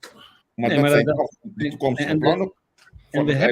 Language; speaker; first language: Dutch; non-native, local second language; Papiamento